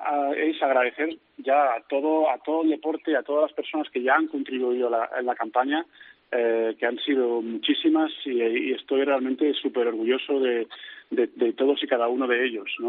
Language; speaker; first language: Spanish; native; Spanish